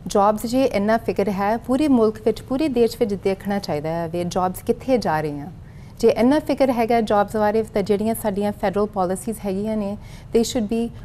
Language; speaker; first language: Punjabi; early bilingual, heritage; Punjabi